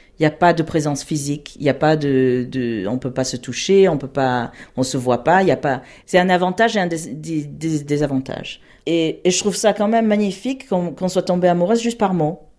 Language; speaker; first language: French; native; French